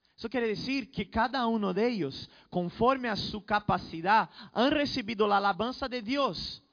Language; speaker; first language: Spanish; non-native, fluent; Portuguese